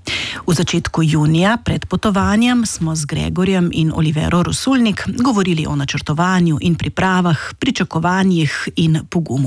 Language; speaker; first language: Slovenian; native; Slovenian